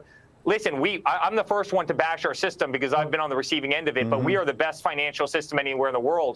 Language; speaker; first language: English; native; English